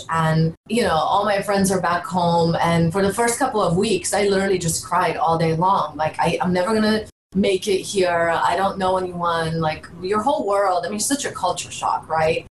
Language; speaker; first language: English; early bilingual, other home language; Bulgarian